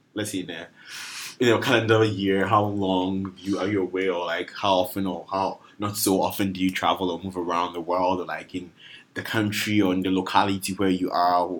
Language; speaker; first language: English; non-native, local second language; Akan